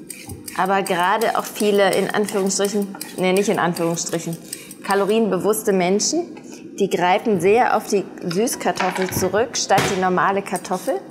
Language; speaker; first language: German; native; German